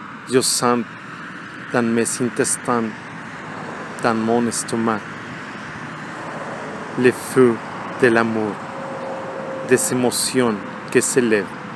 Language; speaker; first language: French; non-native, learner; Spanish